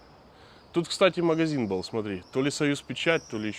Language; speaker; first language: Russian; native; Russian